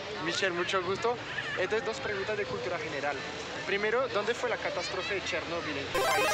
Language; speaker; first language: Spanish; non-native, fluent; French